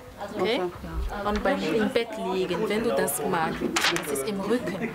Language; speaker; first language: German; non-native, learner; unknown